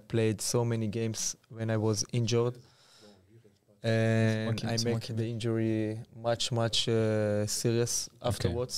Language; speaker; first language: English; non-native, fluent; Hebrew